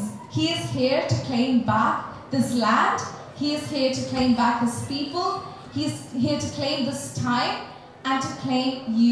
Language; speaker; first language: English; native; English